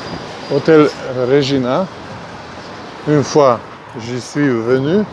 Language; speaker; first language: French; non-native, fluent; Hungarian